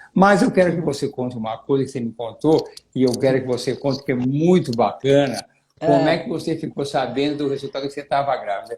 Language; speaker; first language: Portuguese; native; Portuguese